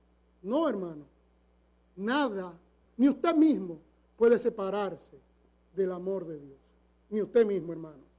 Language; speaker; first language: Spanish; native; Spanish